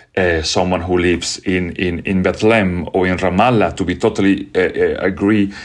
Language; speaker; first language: English; non-native, fluent; Spanish